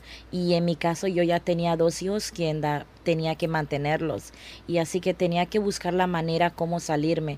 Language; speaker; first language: Spanish; non-native, local second language; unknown